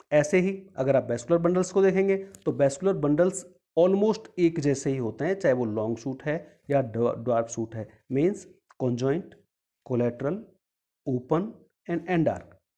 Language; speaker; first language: Hindi; native; Hindi